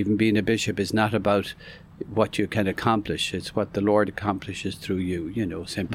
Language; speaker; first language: English; native; English